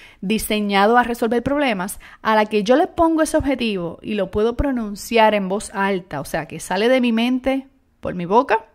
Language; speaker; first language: Spanish; native; Spanish